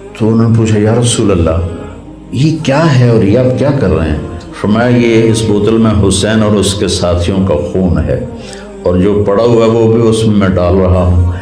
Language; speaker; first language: Urdu; non-native, local second language; Punjabi